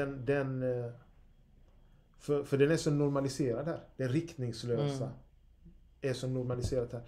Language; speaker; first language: Swedish; native; Swedish